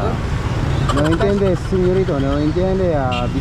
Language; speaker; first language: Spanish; non-native, learner; Cebuano